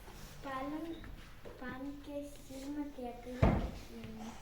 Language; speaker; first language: Estonian; non-native, local second language; Russian